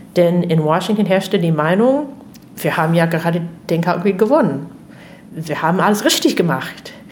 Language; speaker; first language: German; non-native, fluent; English